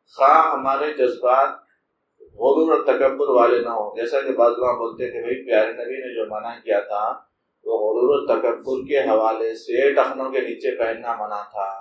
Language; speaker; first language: Urdu; native; Urdu